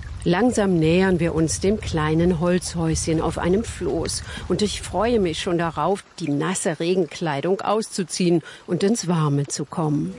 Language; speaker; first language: German; native; German